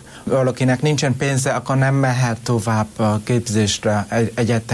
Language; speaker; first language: Hungarian; non-native, learner; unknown